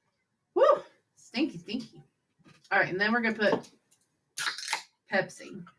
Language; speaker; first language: English; native; English